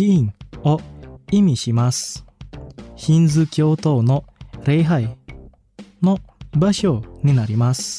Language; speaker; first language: Japanese; non-native, fluent; Indonesian